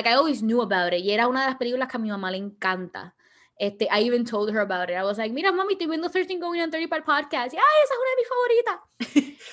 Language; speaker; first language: Spanish; early bilingual, heritage; Spanish